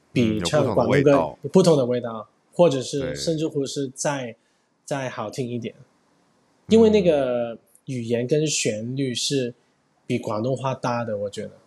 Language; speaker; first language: Chinese; non-native, fluent; Cantonese